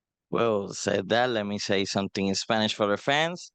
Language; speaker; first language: English; non-native, fluent; Spanish